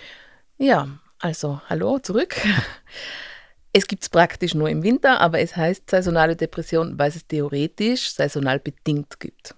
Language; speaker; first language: German; native; German